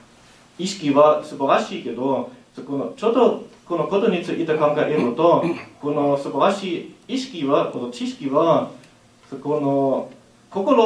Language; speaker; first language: Japanese; non-native, learner; German